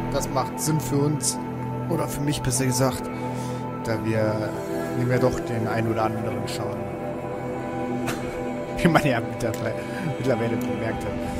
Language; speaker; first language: German; native; German